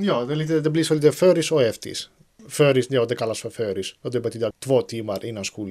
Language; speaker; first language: Swedish; non-native, fluent; Greek